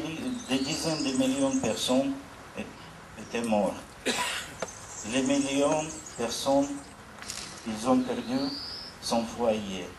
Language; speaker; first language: French; non-native, learner; Russian